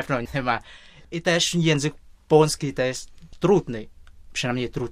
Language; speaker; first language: Polish; non-native, fluent; Vietnamese